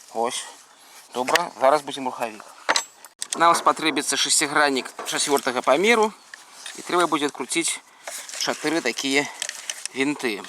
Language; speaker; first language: Belarusian; native; Belarusian